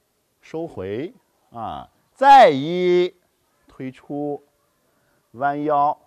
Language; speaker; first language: Chinese; native; Chinese